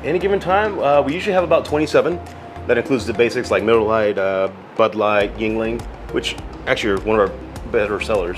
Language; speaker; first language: English; native; English